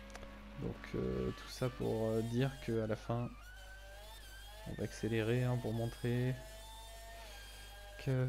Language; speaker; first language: French; native; French